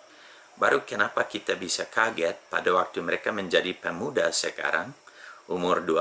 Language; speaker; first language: Indonesian; non-native, fluent; English